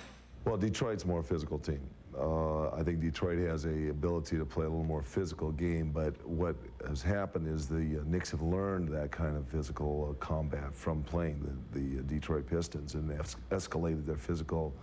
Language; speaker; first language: English; native; English